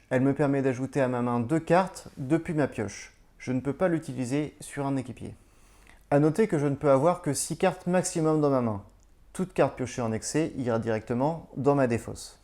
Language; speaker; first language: French; native; French